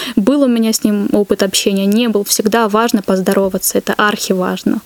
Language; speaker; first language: Russian; native; Russian